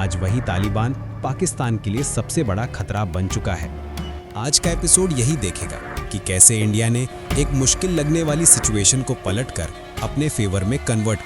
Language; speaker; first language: Hindi; native; Hindi